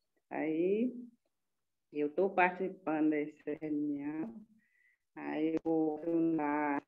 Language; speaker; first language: Portuguese; non-native, local second language; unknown